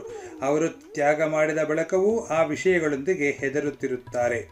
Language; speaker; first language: Kannada; native; Kannada